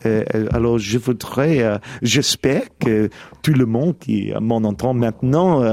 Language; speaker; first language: French; non-native, learner; English